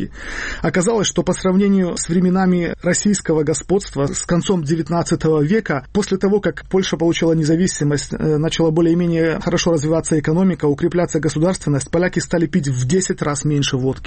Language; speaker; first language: Russian; native; Russian